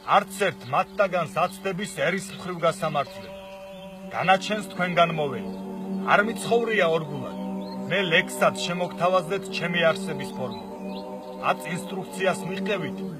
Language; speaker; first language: Georgian; native; Georgian